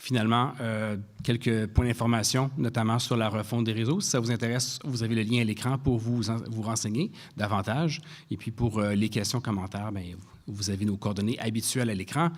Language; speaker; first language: French; native; French